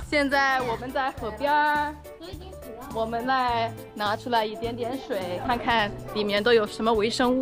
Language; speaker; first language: Chinese; non-native, fluent; English